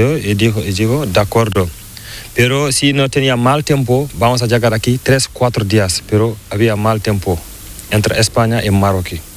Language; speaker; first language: Spanish; non-native, learner; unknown